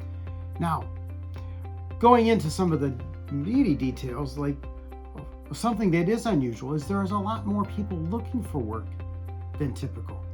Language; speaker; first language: English; native; English